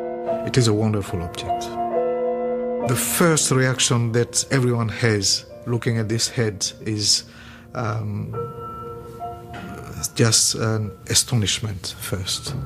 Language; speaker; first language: English; non-native, fluent; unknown